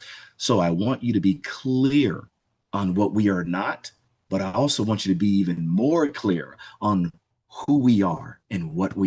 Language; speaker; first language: English; native; English